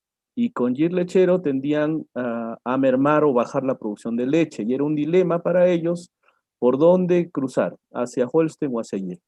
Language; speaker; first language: Spanish; native; Spanish